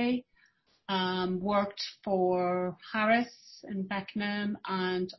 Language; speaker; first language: English; native; English